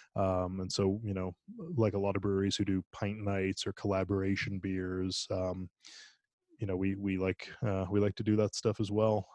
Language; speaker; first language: English; native; English